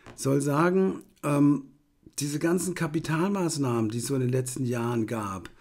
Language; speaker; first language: German; native; German